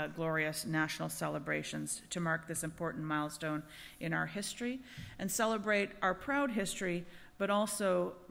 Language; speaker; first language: English; native; English